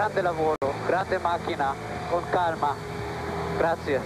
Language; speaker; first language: Italian; non-native, learner; German